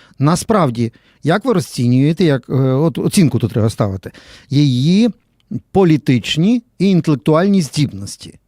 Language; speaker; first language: Ukrainian; native; Ukrainian